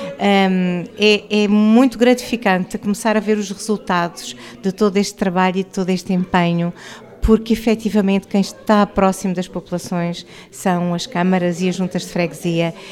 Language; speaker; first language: Portuguese; native; Portuguese